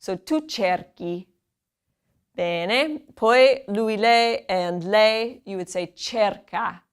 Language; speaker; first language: Italian; non-native, fluent; English